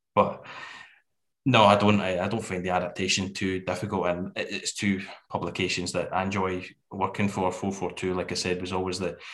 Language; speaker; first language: English; native; English